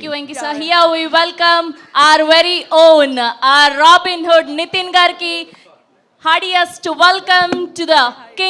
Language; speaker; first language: Telugu; native; Telugu